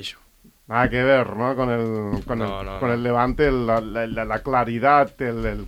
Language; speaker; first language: Spanish; non-native, local second language; Catalan